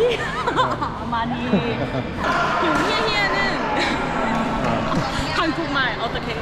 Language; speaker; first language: Korean; non-native, learner; Thai